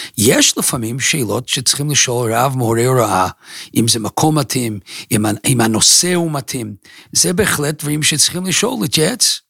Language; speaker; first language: Hebrew; non-native, fluent; English